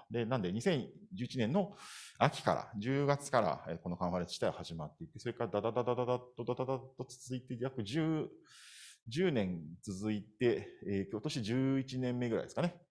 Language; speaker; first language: Japanese; native; Japanese